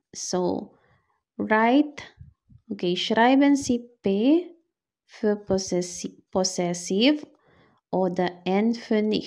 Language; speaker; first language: German; non-native, fluent; Filipino